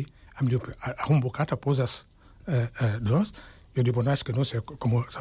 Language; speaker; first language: Catalan; non-native, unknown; Wolof